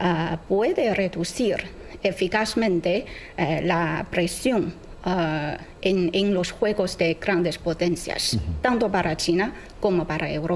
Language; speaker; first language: Spanish; non-native, fluent; Chinese